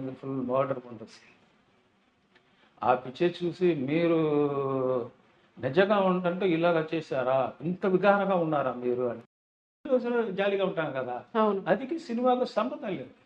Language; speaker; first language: Telugu; non-native, learner; Tamil